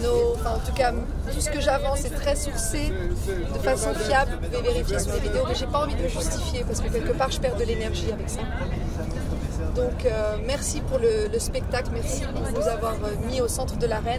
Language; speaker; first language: French; native; French